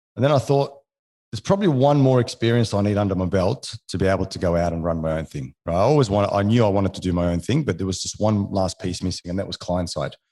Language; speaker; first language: English; non-native, fluent; French